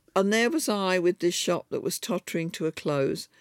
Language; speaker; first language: English; native; English